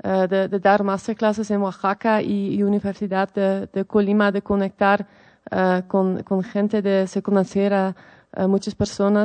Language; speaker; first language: Spanish; non-native, learner; Dutch